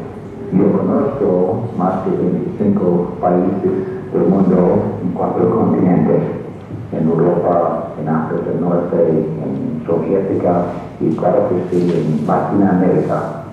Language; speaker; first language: Spanish; non-native, fluent; English